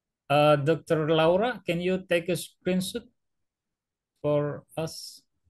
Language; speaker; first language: English; non-native, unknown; Indonesian